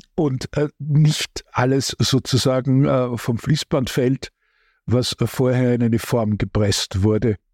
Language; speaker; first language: German; native; German